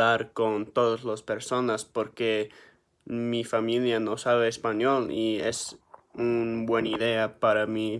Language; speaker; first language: Spanish; early bilingual, heritage; Spanish